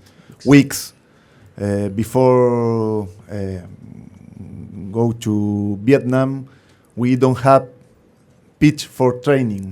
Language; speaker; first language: English; non-native, learner; Spanish